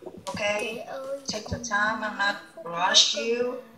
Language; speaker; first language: English; non-native, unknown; Vietnamese